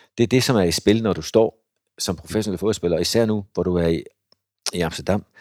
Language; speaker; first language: Danish; native; Danish